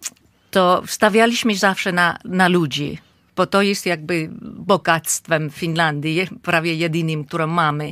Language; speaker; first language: Polish; non-native, fluent; Finnish